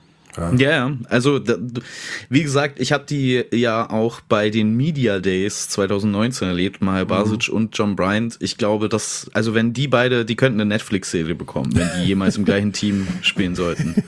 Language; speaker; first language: German; native; German